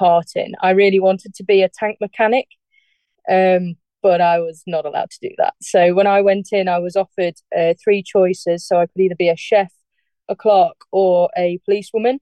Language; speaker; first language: English; native; English